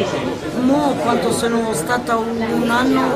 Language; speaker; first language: Italian; non-native, learner; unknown